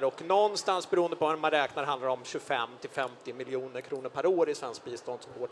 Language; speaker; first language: Swedish; native; Swedish